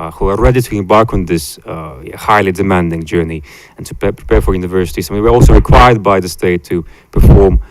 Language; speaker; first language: English; non-native, fluent; Latvian